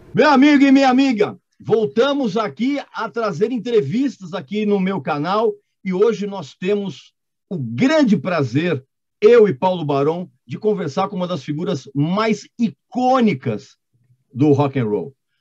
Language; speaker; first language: Portuguese; native; Portuguese